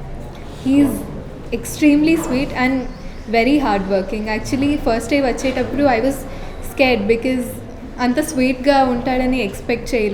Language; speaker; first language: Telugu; non-native, local second language; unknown